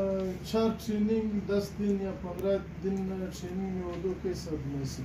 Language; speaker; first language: Hindi; non-native, learner; Pashto